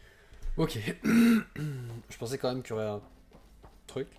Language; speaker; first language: French; native; French